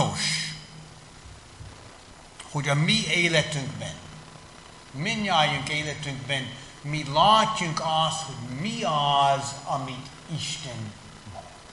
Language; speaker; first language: Hungarian; non-native, fluent; English